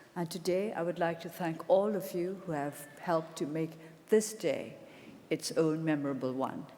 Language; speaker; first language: English; non-native, fluent; Burmese